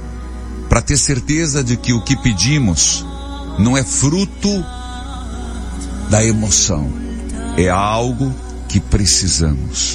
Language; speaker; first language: Portuguese; native; Portuguese